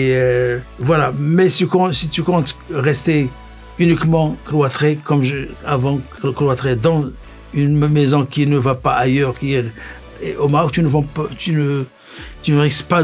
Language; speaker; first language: French; non-native, local second language; Arabic